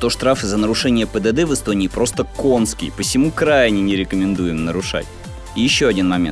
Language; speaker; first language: Russian; native; Russian